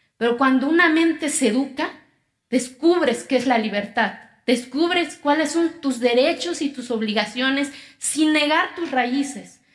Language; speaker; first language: Spanish; non-native, local second language; Zapotec